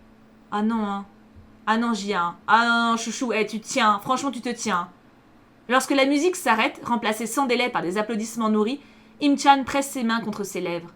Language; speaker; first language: French; native; French